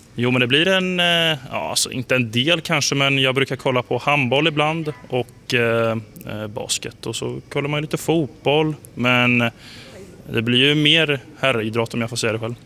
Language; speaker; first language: Swedish; native; Swedish